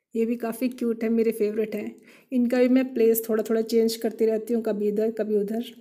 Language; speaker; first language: Hindi; non-native, local second language; Kannada